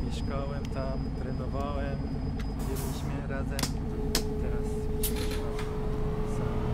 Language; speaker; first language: Polish; early bilingual, heritage; Polish